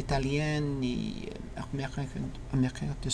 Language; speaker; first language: French; non-native, learner; English